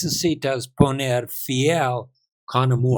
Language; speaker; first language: Spanish; non-native, learner; English